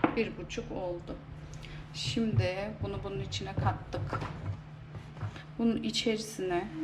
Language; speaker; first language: Turkish; native; Turkish